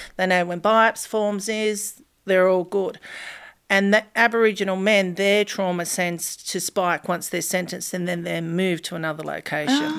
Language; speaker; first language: English; native; English